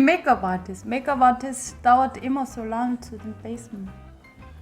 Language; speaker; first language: German; non-native, learner; Korean